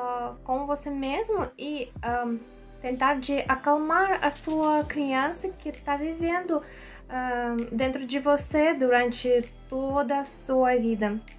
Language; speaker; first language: Portuguese; non-native, learner; Russian